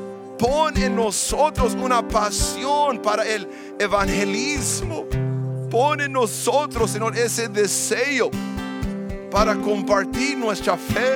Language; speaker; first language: Spanish; early bilingual, heritage; English